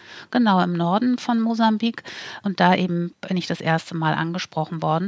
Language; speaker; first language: German; native; German